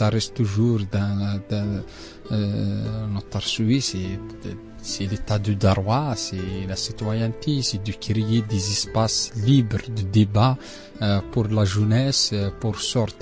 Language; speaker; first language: French; non-native, local second language; Arabic